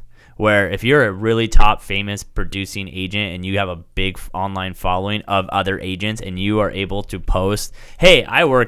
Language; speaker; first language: English; native; English